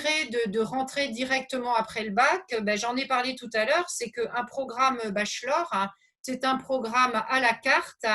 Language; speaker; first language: French; native; French